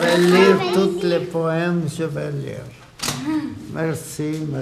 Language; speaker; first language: French; non-native, learner; Polish